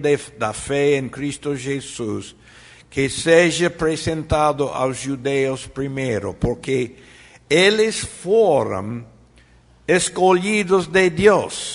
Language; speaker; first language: Portuguese; non-native, fluent; Spanish